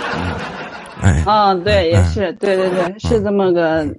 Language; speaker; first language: Chinese; native; Chinese